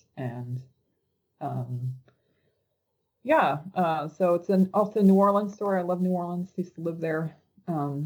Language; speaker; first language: English; native; English